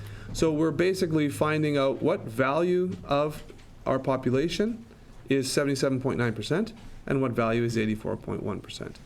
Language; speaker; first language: English; native; English